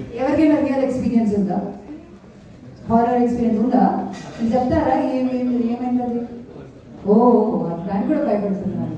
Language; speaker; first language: Telugu; non-native, fluent; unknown